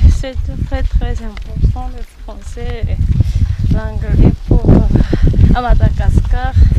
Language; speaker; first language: French; non-native, local second language; Malagasy